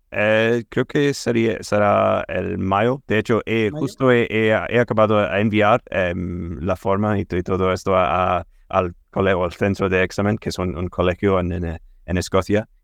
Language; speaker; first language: Spanish; non-native, fluent; English